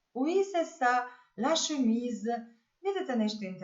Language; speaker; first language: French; non-native, fluent; Macedonian